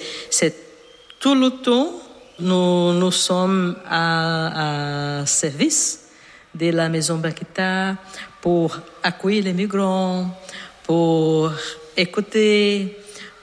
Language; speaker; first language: French; non-native, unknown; Portuguese